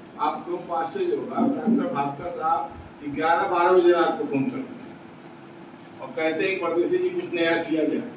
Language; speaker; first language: Hindi; native; Hindi